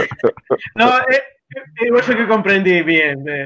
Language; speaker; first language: Portuguese; non-native, learner; Spanish